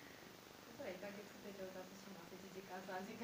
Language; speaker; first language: Japanese; non-native, fluent; Armenian